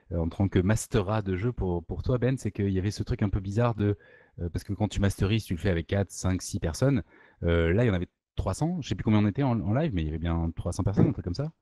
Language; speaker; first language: French; native; French